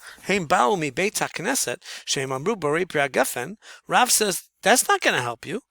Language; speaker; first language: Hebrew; non-native, fluent; English